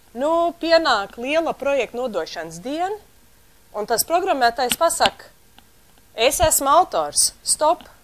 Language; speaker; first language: Latvian; early bilingual, heritage; Latvian